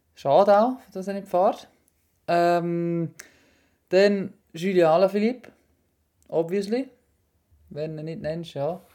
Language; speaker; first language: German; native; German